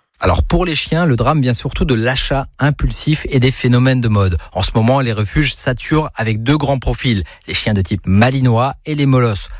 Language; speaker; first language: French; native; French